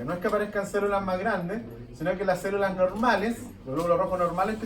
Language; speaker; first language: Spanish; native; Spanish